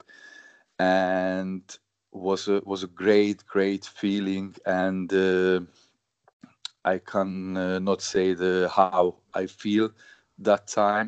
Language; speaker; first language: English; non-native, learner; Hungarian